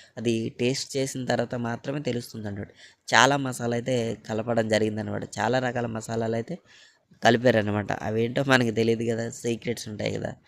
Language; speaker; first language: Telugu; native; Telugu